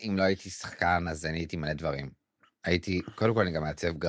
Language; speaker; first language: Hebrew; native; Hebrew